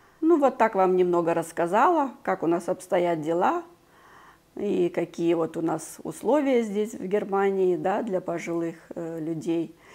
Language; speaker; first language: Russian; native; Russian